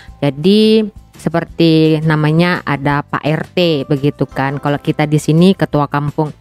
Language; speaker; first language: Indonesian; native; Indonesian